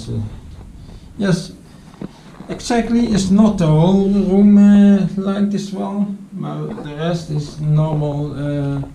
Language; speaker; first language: English; non-native, learner; Dutch